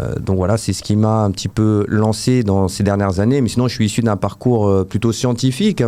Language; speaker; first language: French; native; French